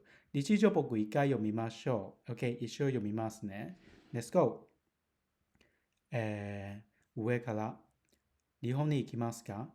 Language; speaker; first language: Japanese; non-native, fluent; Cantonese